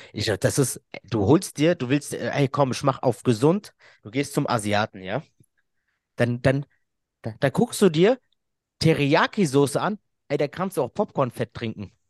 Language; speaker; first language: German; early bilingual, other home language; Arabic